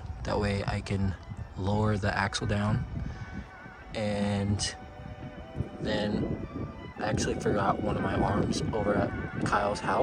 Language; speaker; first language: English; native; English